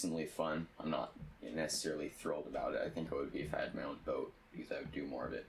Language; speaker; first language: English; native; English